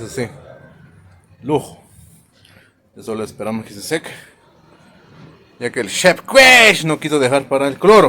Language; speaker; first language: Spanish; non-native, local second language; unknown